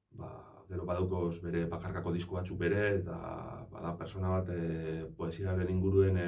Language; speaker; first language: Basque; native; Basque